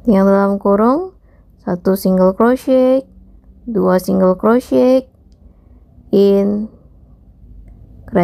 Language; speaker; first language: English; non-native, local second language; Indonesian